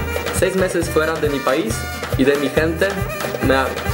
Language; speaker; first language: Spanish; non-native, fluent; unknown